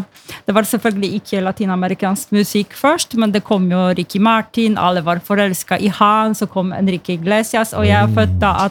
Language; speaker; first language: Norwegian; non-native, fluent; Polish